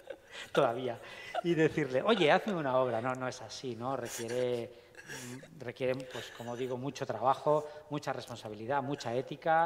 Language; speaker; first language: Spanish; native; Spanish